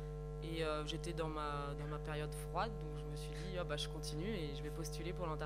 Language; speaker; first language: French; native; French